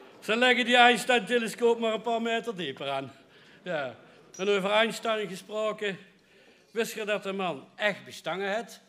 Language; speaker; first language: Dutch; native; Dutch